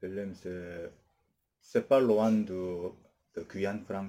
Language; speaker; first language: French; non-native, learner; Korean